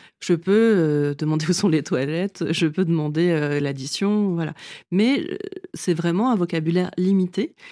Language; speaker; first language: French; early bilingual, other home language; Vietnamese